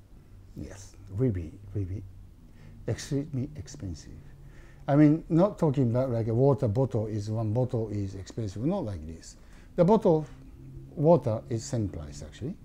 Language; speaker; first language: English; non-native, learner; Japanese